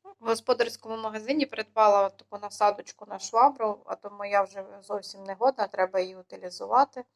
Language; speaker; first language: Ukrainian; non-native, local second language; Russian